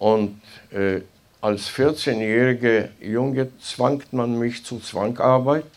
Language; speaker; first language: German; non-native, fluent; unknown